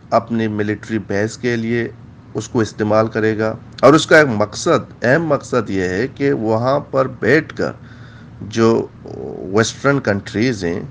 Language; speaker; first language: Urdu; non-native, local second language; Baluchi